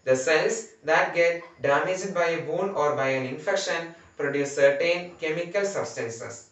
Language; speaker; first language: English; non-native, local second language; Malayalam